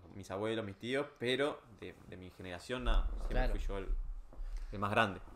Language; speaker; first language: Spanish; native; Spanish